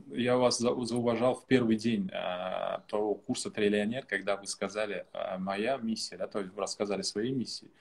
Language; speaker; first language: Russian; non-native, local second language; Uzbek